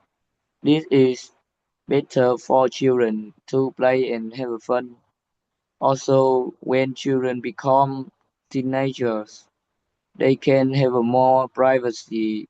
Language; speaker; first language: English; non-native, learner; Vietnamese